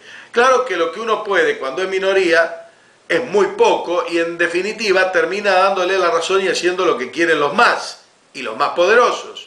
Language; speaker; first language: Spanish; native; Spanish